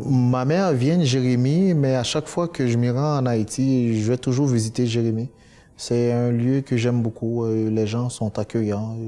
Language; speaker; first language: French; non-native, local second language; Haitian Creole